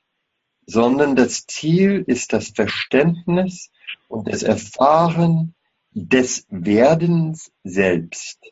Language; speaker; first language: German; non-native, fluent; English